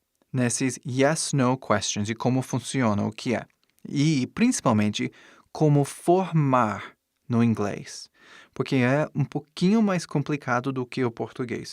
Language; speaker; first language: Portuguese; non-native, fluent; English